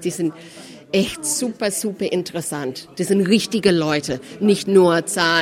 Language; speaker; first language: German; early bilingual, heritage; German